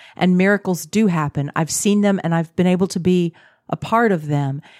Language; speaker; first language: English; native; English